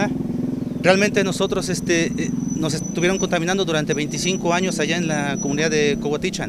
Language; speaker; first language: Spanish; native; Spanish